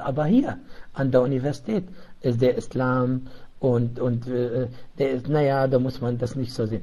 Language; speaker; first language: German; non-native, local second language; Arabic